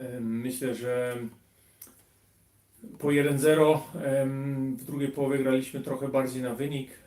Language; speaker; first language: Polish; early bilingual, heritage; Polish